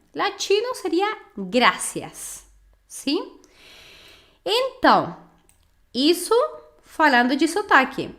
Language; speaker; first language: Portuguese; non-native, fluent; Spanish